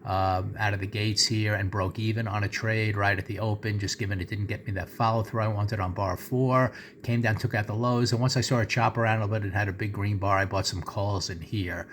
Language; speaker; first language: English; native; English